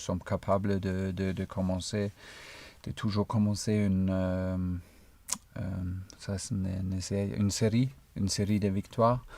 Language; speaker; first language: French; non-native, fluent; German